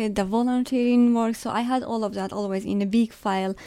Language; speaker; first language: English; non-native, fluent; Arabic